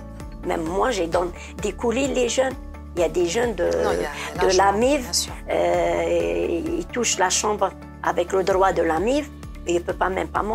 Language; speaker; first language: French; non-native, learner; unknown